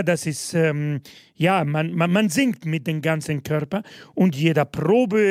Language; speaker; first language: German; non-native, fluent; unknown